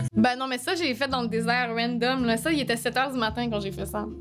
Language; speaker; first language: French; native; French